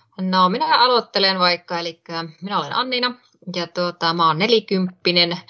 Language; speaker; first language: Finnish; native; Finnish